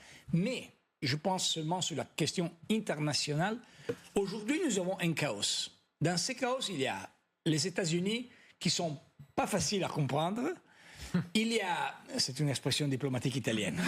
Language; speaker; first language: French; non-native, fluent; Italian